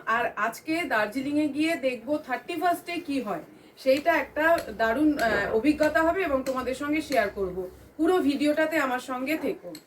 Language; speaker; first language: Bangla; native; Bangla